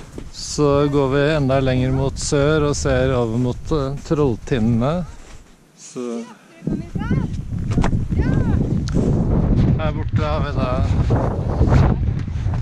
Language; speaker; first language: Norwegian; native; Norwegian